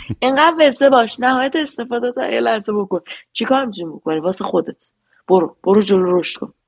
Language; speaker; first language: Persian; native; Persian